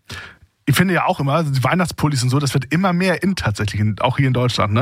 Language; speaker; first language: German; native; German